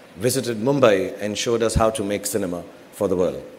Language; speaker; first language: English; non-native, local second language; Hindi